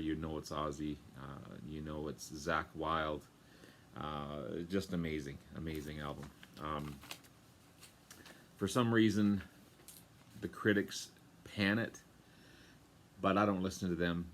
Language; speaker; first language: English; native; English